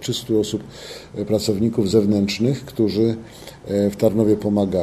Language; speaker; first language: Polish; native; Polish